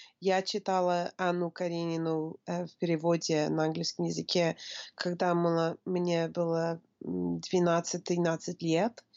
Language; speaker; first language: Russian; non-native, fluent; English